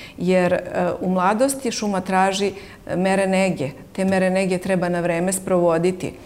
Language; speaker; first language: Serbian; native; Serbian